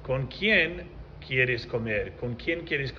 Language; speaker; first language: Spanish; non-native, fluent; English